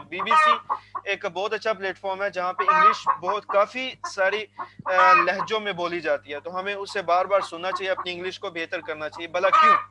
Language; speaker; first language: Urdu; non-native, local second language; Punjabi